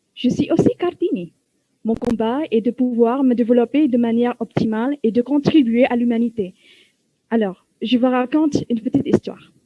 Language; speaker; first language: French; non-native, fluent; Indonesian